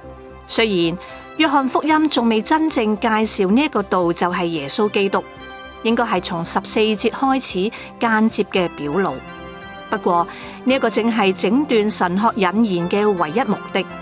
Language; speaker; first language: Chinese; non-native, local second language; Cantonese